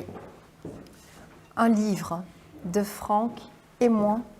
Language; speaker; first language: French; non-native, local second language; Dutch